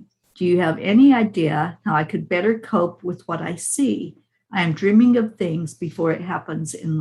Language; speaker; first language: English; native; English